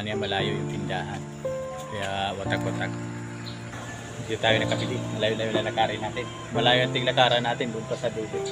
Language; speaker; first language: Filipino; non-native, local second language; Bikol